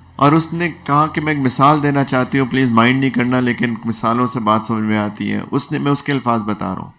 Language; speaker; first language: Urdu; native; Urdu